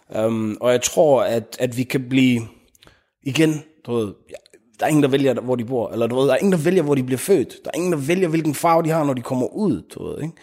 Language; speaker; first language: Danish; early bilingual, other home language; Arabic